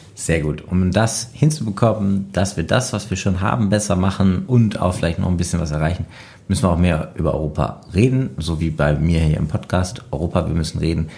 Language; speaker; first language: German; native; German